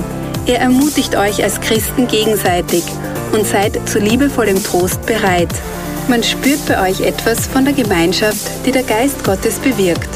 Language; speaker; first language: German; native; German